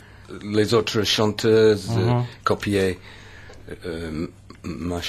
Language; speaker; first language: French; non-native, learner; English